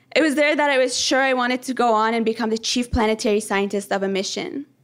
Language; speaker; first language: English; early bilingual, other home language; Persian